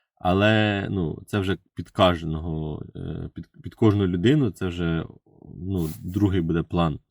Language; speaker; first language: Ukrainian; native; Ukrainian